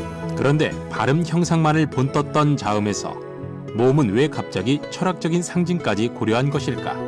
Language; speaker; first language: Korean; native; Korean